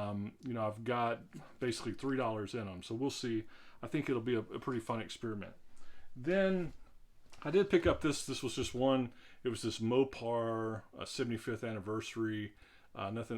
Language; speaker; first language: English; native; English